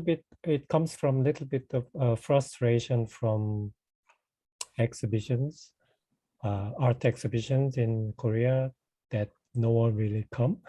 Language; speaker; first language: English; non-native, fluent; Korean